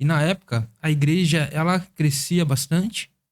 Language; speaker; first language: Portuguese; native; Portuguese